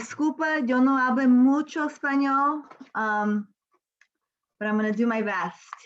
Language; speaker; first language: Spanish; non-native, learner; English